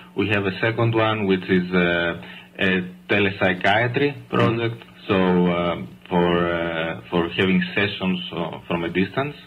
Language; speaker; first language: English; non-native, fluent; Greek